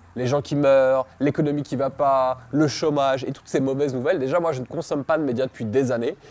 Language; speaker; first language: French; native; French